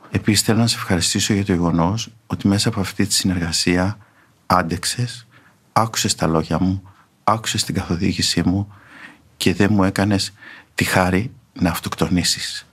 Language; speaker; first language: Greek; native; Greek